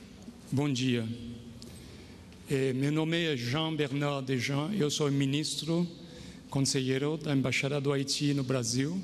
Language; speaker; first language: Portuguese; non-native, fluent; Haitian Creole